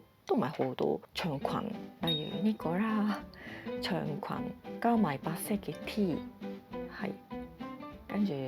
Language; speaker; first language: Cantonese; non-native, fluent; Japanese